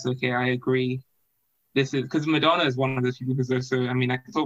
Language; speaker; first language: English; non-native, local second language; Yoruba